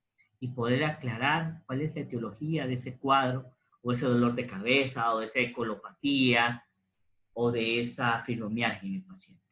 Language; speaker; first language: Spanish; native; Spanish